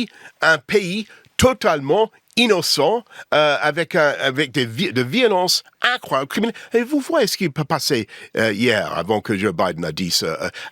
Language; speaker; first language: French; non-native, learner; English